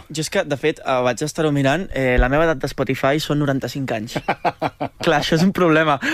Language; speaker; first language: Catalan; native; Catalan